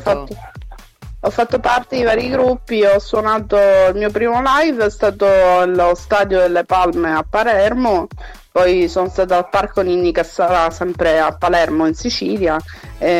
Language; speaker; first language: Italian; early bilingual, other home language; Portuguese